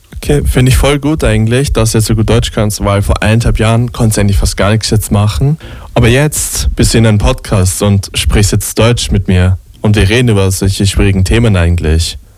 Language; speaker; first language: German; native; German